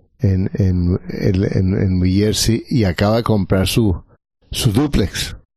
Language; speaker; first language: Spanish; native; Spanish